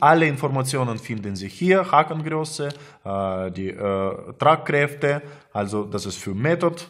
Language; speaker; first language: German; non-native, learner; Russian